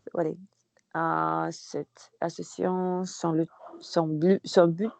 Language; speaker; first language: French; non-native, learner; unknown